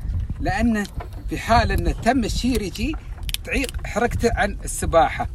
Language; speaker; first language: Arabic; native; Arabic